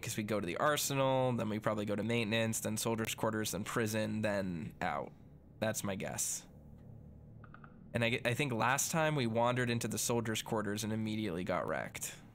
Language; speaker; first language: English; native; English